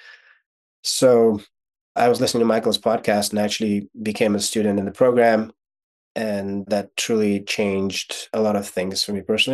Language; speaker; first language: English; non-native, fluent; Russian